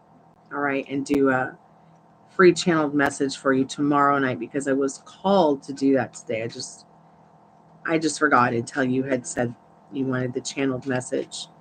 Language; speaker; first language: English; native; English